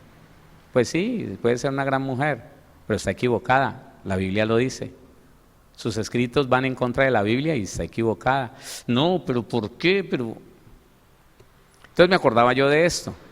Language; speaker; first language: Spanish; native; Spanish